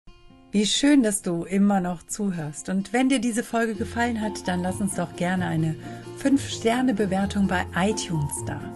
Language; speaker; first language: German; native; German